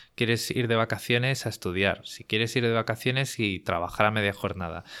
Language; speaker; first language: Spanish; native; Spanish